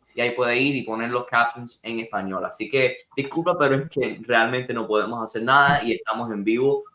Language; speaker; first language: Spanish; early bilingual, heritage; Spanish